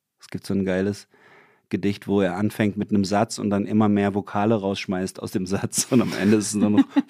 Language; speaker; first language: German; native; German